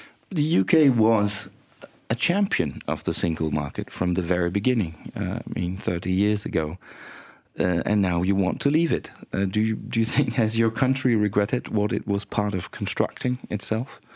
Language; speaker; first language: English; non-native, fluent; Danish